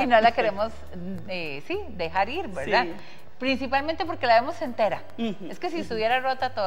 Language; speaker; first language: Spanish; native; Spanish